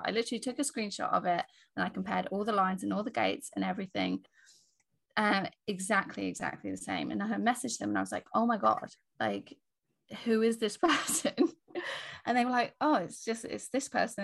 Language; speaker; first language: English; native; English